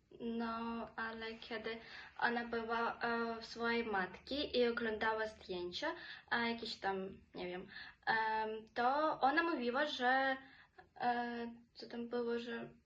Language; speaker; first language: Polish; non-native, learner; Ukrainian